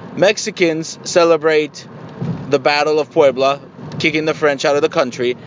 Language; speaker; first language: English; early bilingual, other home language; Spanish